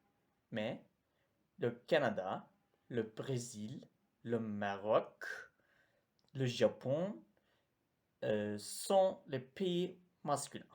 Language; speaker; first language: French; non-native, learner; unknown